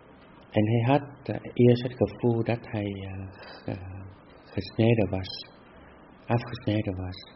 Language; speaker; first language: Dutch; non-native, fluent; Vietnamese